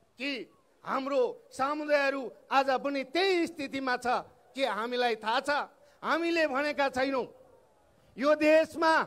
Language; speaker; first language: Nepali; non-native, local second language; Eastern Tamang